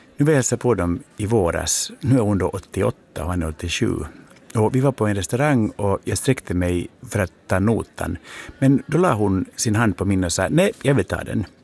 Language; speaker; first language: Swedish; native; Swedish